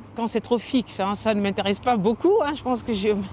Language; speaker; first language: French; non-native, local second language; Ewe